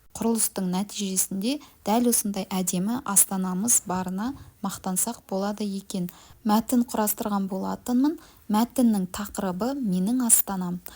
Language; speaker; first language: Kazakh; native; Kazakh